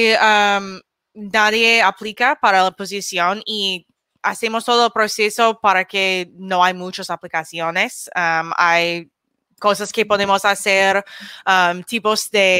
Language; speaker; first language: Spanish; non-native, learner; English